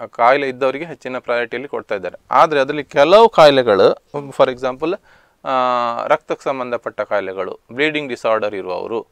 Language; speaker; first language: Kannada; native; Kannada